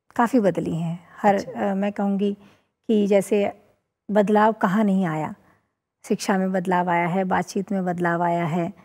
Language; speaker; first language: Hindi; native; Hindi